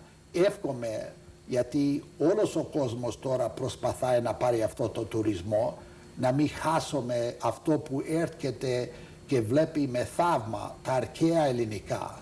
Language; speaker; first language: Greek; early bilingual, heritage; Greek